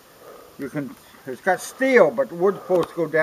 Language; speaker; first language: English; native; English